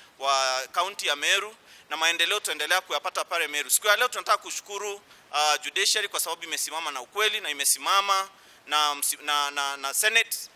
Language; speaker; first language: Swahili; non-native, local second language; Meru